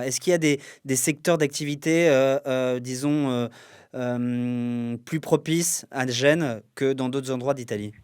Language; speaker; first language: French; native; French